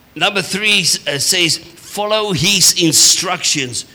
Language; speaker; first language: English; non-native, local second language; Afrikaans